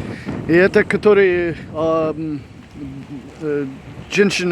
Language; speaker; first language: Russian; non-native, learner; English